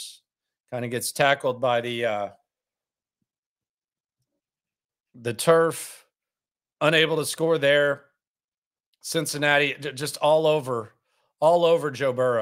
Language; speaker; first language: English; native; English